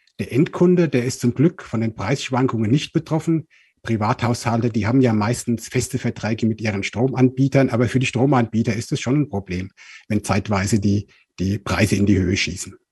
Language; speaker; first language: German; native; German